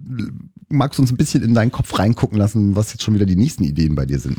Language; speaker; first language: German; native; German